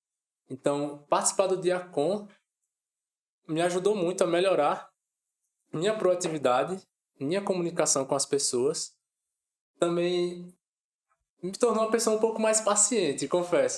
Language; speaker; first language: Portuguese; native; Portuguese